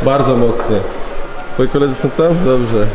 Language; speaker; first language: Polish; native; Polish